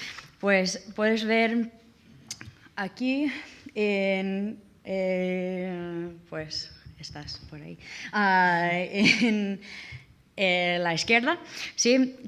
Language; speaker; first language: Spanish; non-native, learner; English